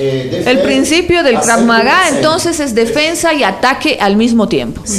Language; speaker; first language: Spanish; native; Spanish